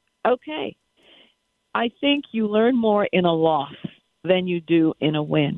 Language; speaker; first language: English; native; English